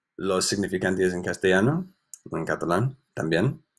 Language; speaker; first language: Spanish; non-native, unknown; English